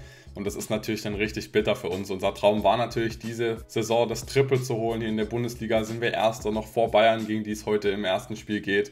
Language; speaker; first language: German; native; German